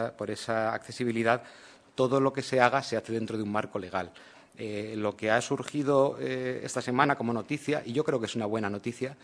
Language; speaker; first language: Spanish; native; Spanish